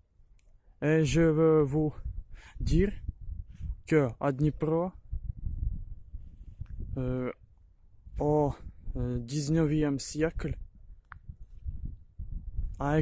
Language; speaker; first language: French; non-native, learner; Ukrainian